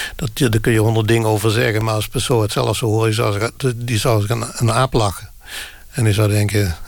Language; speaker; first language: Dutch; non-native, local second language; Limburgish